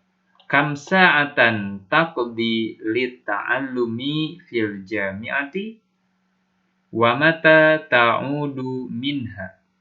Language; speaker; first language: Arabic; non-native, fluent; Indonesian